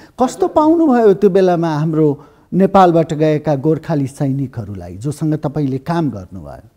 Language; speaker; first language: Nepali; native; Nepali